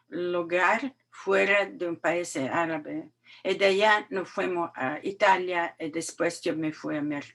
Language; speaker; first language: Spanish; non-native, learner; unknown